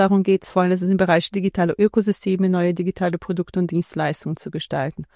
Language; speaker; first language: German; non-native, fluent; Portuguese